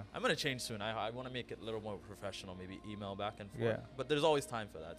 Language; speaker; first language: English; early bilingual, other home language; Amharic